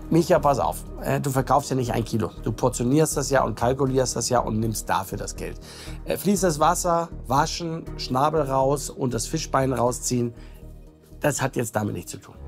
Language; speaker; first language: German; native; German